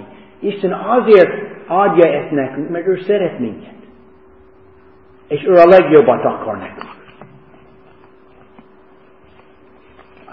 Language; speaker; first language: Hungarian; non-native, fluent; English